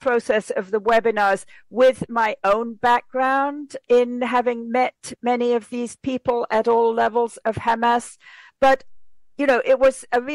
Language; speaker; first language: English; native; English